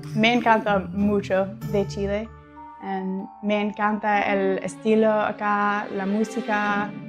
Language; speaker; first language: Spanish; non-native, learner; English